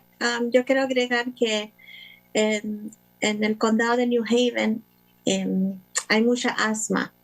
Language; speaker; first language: Spanish; early bilingual, other home language; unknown